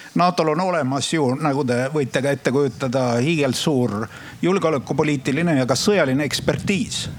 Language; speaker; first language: Estonian; native; Estonian